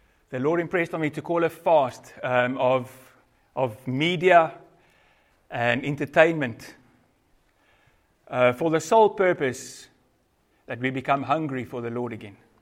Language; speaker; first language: English; non-native, local second language; Afrikaans